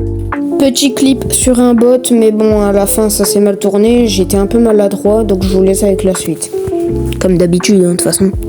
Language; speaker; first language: French; native; French